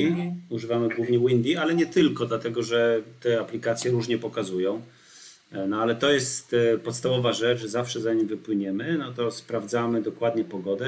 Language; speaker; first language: Polish; native; Polish